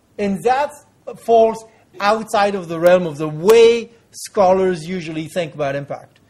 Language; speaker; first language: English; non-native, fluent; French